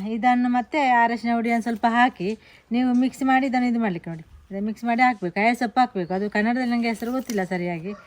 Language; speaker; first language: Kannada; non-native, local second language; Tulu